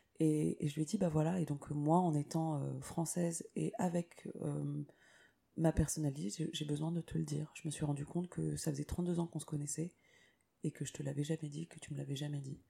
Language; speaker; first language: French; native; French